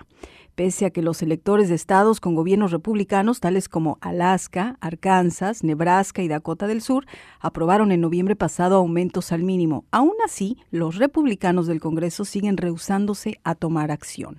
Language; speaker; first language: Spanish; native; Spanish